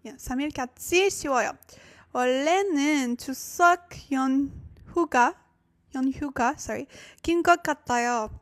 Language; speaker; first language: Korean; non-native, learner; English